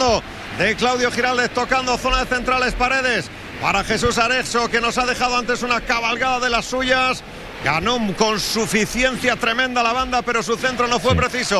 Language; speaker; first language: Spanish; native; Spanish